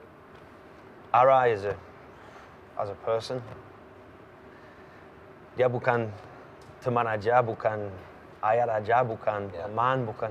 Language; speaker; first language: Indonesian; non-native, learner; English